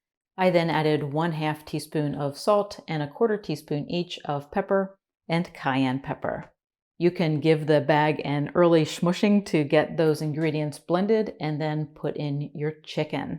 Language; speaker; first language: English; native; English